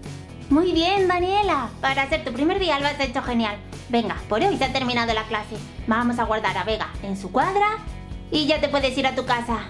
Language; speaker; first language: Spanish; native; Spanish